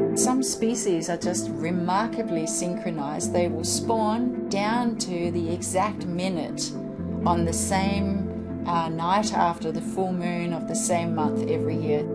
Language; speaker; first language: English; non-native, fluent; Danish